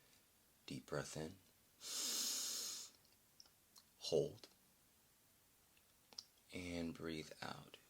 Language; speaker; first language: English; native; English